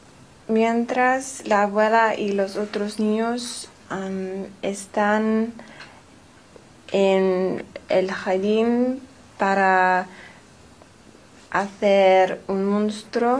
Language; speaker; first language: Spanish; non-native, learner; English